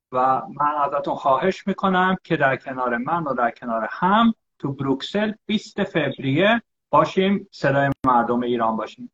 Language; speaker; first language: Persian; early bilingual, heritage; Persian